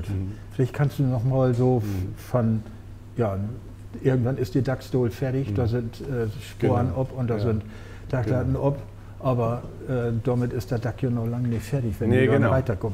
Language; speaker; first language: German; native; German